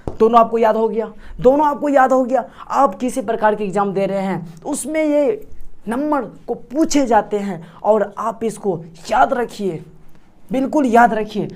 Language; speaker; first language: Hindi; native; Hindi